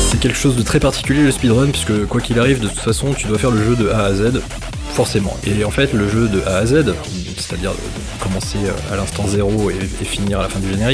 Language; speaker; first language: French; native; French